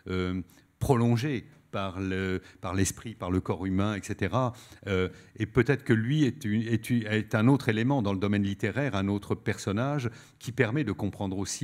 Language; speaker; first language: French; native; French